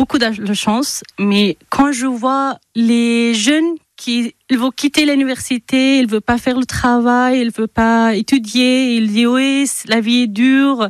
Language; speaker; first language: French; non-native, fluent; Persian